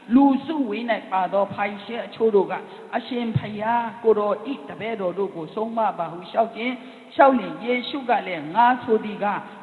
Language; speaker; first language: Burmese; non-native, local second language; Tedim Chin